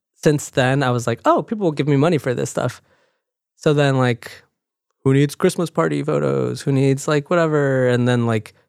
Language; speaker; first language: English; early bilingual, other home language; Spanish